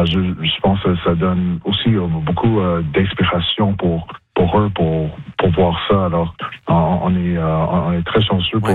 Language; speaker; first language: French; non-native, local second language; English